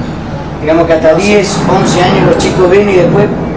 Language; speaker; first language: Spanish; native; Spanish